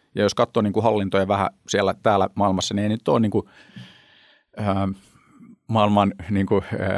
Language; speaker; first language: Finnish; native; Finnish